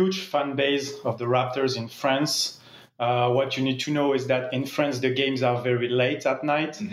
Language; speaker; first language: English; non-native, fluent; French